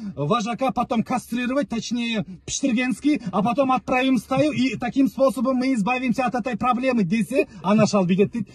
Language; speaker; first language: Russian; non-native, local second language; Kazakh